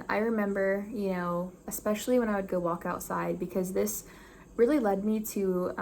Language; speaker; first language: English; native; English